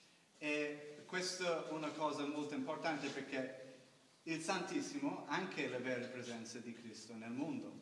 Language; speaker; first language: Italian; non-native, learner; English